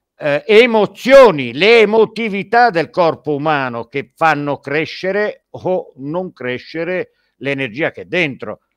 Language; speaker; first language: Italian; native; Italian